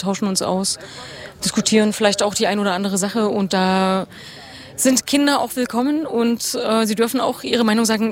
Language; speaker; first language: German; native; German